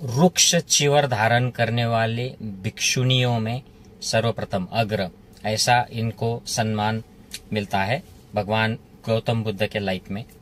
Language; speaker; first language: Hindi; non-native, local second language; Marathi